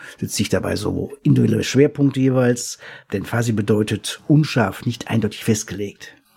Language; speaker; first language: German; native; German